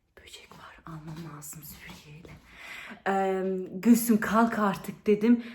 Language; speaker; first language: Turkish; early bilingual, heritage; Turkish